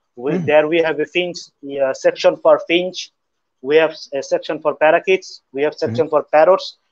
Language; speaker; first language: English; non-native, local second language; Bangla